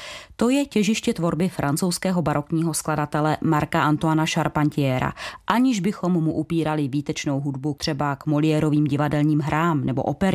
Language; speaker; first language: Czech; native; Czech